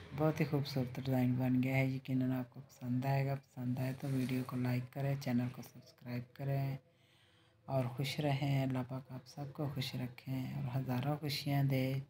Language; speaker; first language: Hindi; native; Hindi